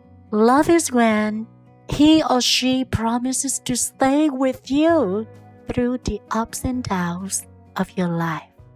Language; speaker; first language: English; non-native, fluent; Vietnamese